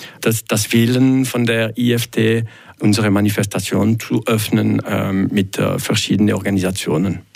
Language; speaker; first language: German; non-native, local second language; French